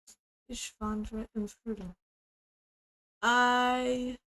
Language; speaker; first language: German; non-native, learner; English